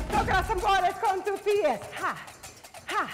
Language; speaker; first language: Spanish; non-native, learner; English